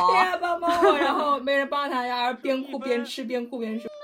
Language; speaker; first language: Chinese; native; Chinese